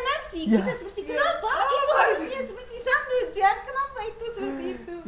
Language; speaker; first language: Indonesian; non-native, learner; Arabic